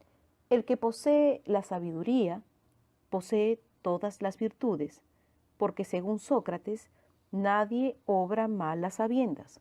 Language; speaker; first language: Spanish; native; Spanish